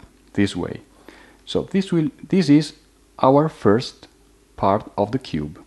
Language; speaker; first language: English; non-native, fluent; Italian